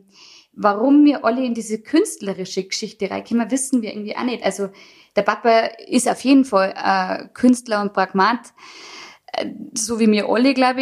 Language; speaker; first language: German; native; German